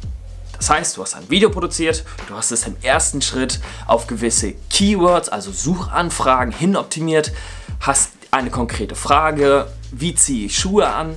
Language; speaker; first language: German; native; German